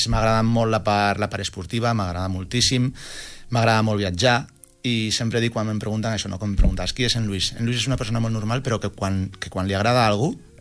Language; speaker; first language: Catalan; non-native, local second language; Spanish